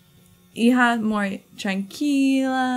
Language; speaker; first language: Spanish; non-native, learner; English